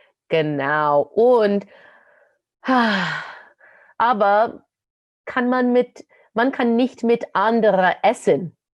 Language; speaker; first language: German; non-native, fluent; English